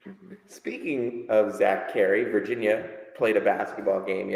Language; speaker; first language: English; native; English